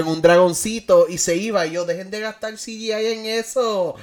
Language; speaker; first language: Spanish; early bilingual, heritage; Spanish